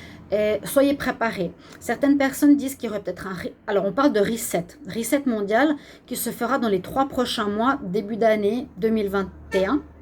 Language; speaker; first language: French; native; French